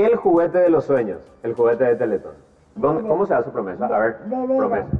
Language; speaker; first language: Spanish; native; Spanish